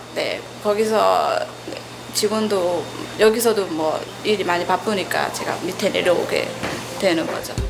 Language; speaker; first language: Korean; non-native, learner; Burmese